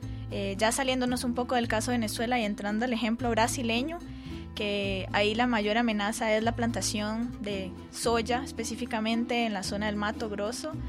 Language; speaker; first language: Spanish; native; Spanish